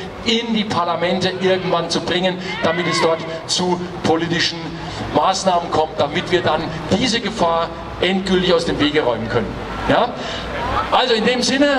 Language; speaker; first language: German; native; German